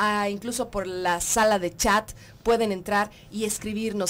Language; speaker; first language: Spanish; native; Spanish